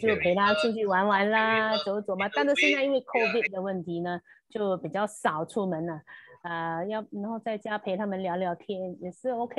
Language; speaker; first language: Chinese; native; Chinese